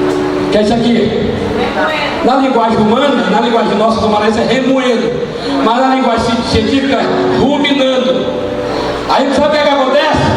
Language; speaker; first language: Portuguese; native; Portuguese